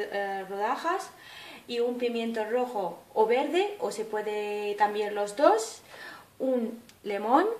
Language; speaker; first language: Spanish; non-native, fluent; Arabic